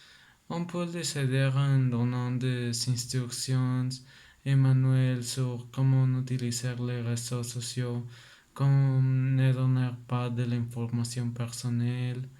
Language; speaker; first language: French; non-native, learner; Spanish